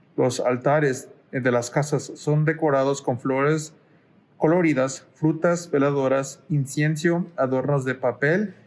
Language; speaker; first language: Spanish; early bilingual, heritage; Spanish